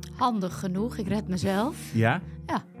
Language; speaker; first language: Dutch; native; Dutch